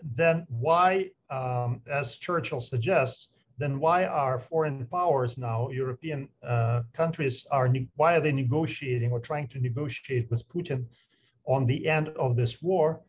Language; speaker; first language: English; non-native, fluent; Ukrainian